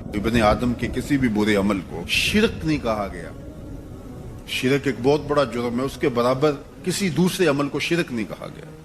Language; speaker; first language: Urdu; non-native, local second language; Punjabi